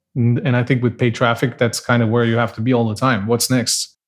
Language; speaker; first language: English; non-native, fluent; Portuguese